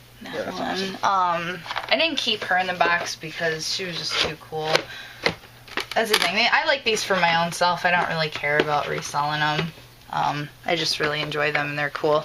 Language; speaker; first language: English; native; English